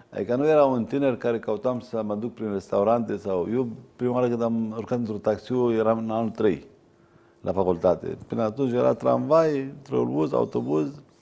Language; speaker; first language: Romanian; non-native, fluent; Arabic